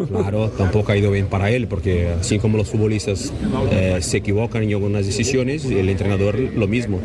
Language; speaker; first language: Spanish; non-native, fluent; Portuguese